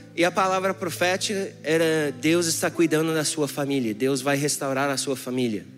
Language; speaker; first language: Portuguese; non-native, fluent; English